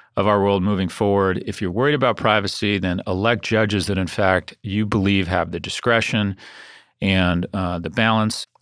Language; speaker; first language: English; native; English